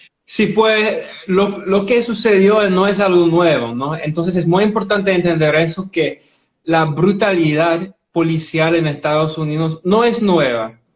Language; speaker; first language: Spanish; non-native, fluent; English